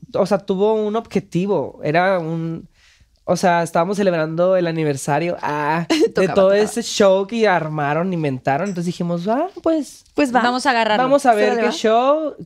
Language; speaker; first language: Spanish; native; Spanish